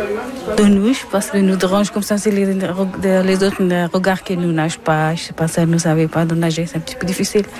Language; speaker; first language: French; non-native, learner; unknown